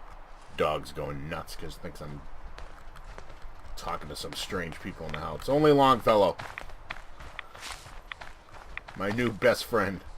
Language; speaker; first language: English; native; English